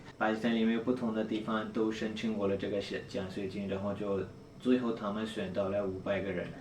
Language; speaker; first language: Chinese; non-native, fluent; Urdu